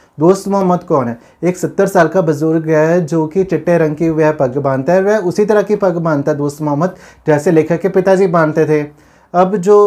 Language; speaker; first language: Hindi; non-native, local second language; Punjabi